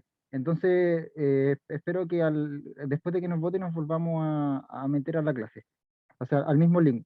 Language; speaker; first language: Spanish; native; Spanish